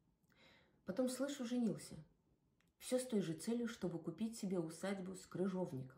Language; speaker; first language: Russian; native; Russian